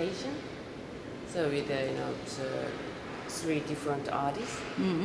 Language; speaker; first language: English; non-native, learner; Korean